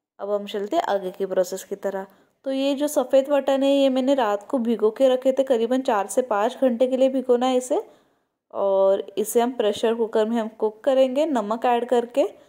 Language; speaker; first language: Hindi; non-native, local second language; Marathi